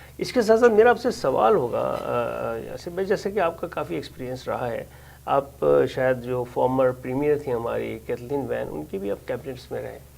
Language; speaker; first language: Urdu; native; Urdu